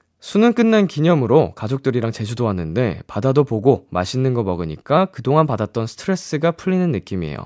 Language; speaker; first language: Korean; native; Korean